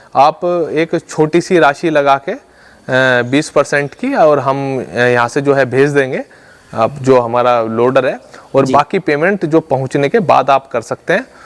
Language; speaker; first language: Hindi; native; Hindi